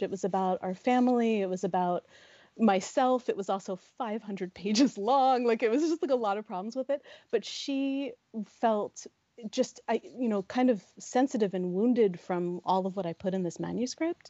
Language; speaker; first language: English; native; English